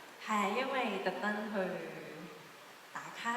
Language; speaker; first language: Cantonese; early bilingual, heritage; Cantonese